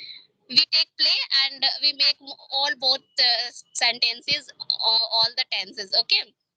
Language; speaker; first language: English; non-native, learner; Hindi